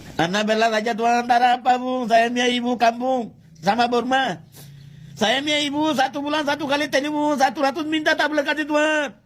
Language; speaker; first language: Malay; non-native, learner; Bangla